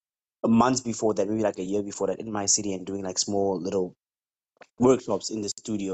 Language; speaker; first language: English; non-native, local second language; Tswana